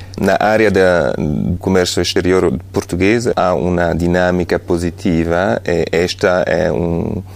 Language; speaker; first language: Portuguese; non-native, fluent; Italian